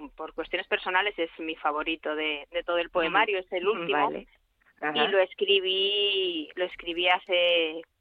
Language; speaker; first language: Spanish; native; Spanish